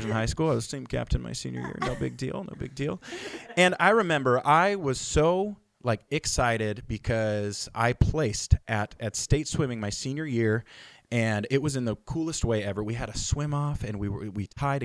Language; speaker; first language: English; native; English